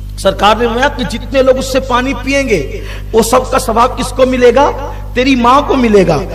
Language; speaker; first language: Urdu; native; Urdu